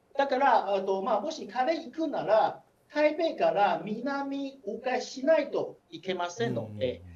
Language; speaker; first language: Japanese; non-native, learner; Chinese